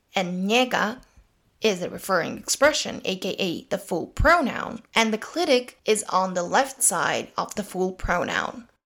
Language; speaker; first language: English; non-native, fluent; Serbian